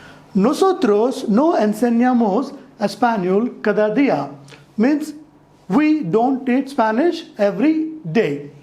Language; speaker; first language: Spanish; non-native, fluent; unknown